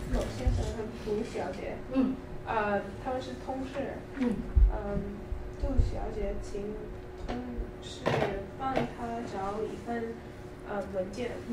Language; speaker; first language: Chinese; non-native, learner; English